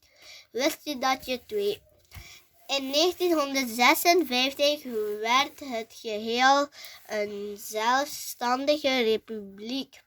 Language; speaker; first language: Dutch; early bilingual, other home language; Urdu